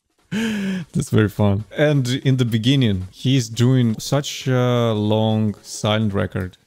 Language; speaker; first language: English; non-native, fluent; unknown